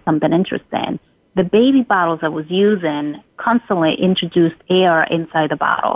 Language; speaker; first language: English; non-native, fluent; Spanish